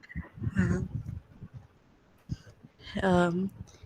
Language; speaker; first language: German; non-native, learner; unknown